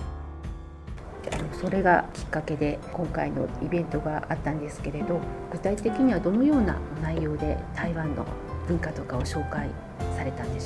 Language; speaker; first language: Japanese; native; Japanese